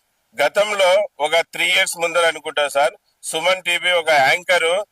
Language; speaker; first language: Telugu; native; Telugu